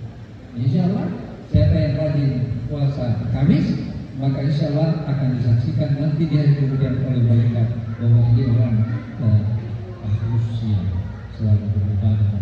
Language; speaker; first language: Indonesian; non-native, local second language; Buginese